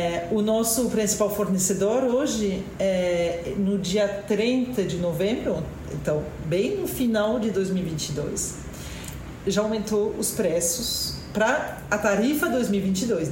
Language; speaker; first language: Portuguese; non-native, fluent; French